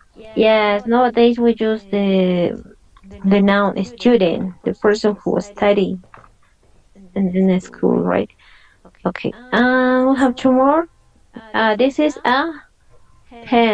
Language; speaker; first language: English; non-native, fluent; Spanish